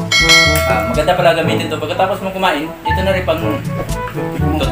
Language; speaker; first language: Filipino; non-native, local second language; Cebuano